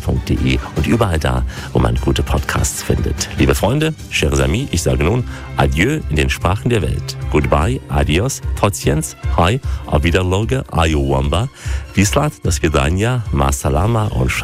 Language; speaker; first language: German; native; German